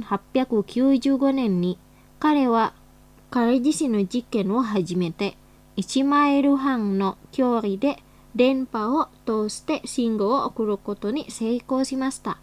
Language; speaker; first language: Japanese; non-native, fluent; Indonesian